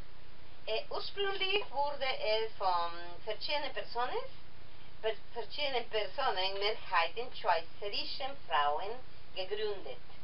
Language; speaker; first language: German; non-native, learner; Spanish